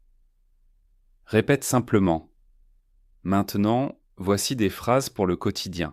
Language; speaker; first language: French; native; French